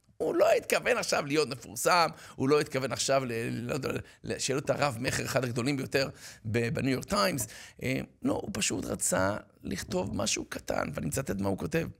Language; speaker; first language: Hebrew; native; Hebrew